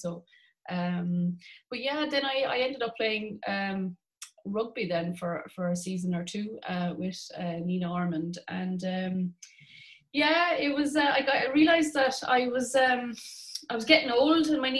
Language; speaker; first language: English; native; English